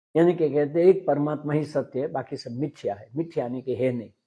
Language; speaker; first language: Hindi; non-native, local second language; Gujarati